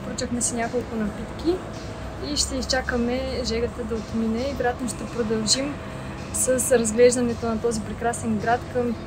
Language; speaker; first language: Bulgarian; native; Bulgarian